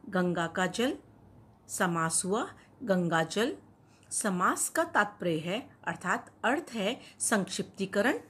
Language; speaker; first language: Hindi; native; Hindi